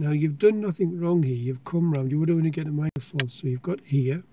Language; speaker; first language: English; native; English